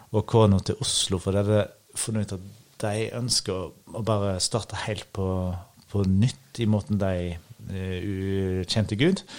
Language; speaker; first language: Norwegian; native; Norwegian